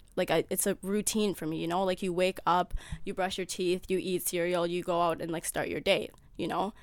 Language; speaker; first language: English; early bilingual, other home language; Amharic